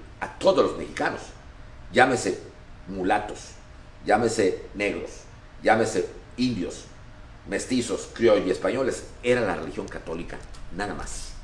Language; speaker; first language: Spanish; native; Spanish